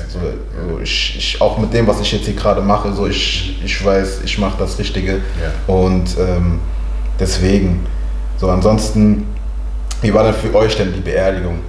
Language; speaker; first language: German; early bilingual, other home language; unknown